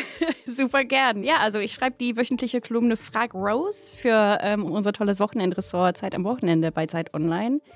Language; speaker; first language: German; non-native, fluent; English